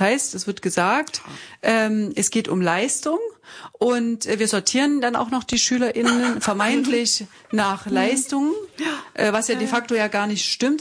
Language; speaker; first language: German; native; German